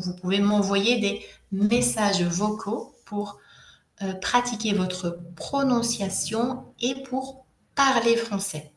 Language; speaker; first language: French; native; French